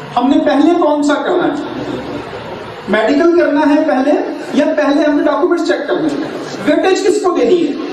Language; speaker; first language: Urdu; non-native, local second language; Punjabi